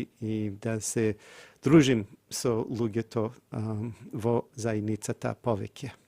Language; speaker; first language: Macedonian; non-native, fluent; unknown